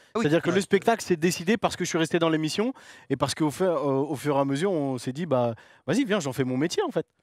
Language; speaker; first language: French; native; French